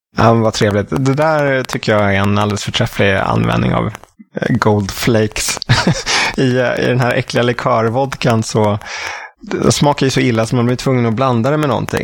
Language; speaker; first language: Swedish; native; Swedish